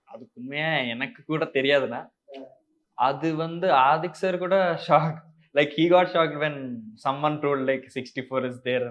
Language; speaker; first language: Tamil; non-native, learner; Telugu